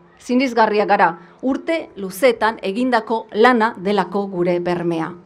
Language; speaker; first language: Basque; non-native, local second language; Spanish